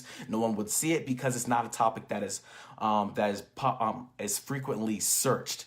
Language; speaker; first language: English; native; English